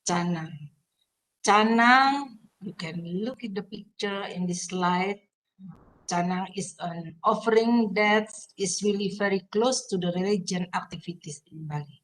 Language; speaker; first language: English; non-native, fluent; Indonesian